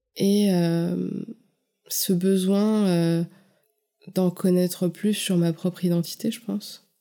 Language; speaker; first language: French; native; French